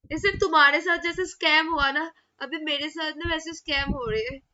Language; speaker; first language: Hindi; non-native, local second language; Bangla